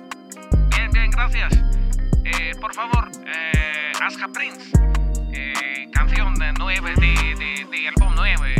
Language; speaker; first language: Spanish; non-native, learner; Russian